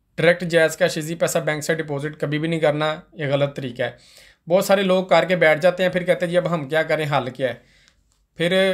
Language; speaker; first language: Urdu; non-native, local second language; Punjabi